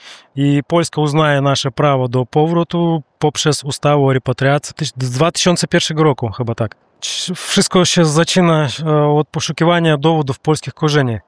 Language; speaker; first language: Polish; non-native, learner; Russian